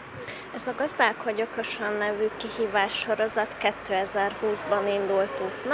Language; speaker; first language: Hungarian; native; Hungarian